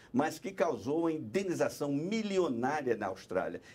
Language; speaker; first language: Portuguese; non-native, fluent; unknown